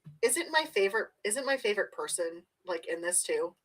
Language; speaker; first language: English; native; English